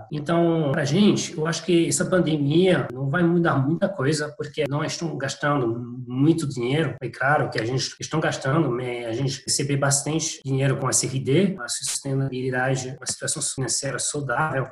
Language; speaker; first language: Portuguese; non-native, fluent; French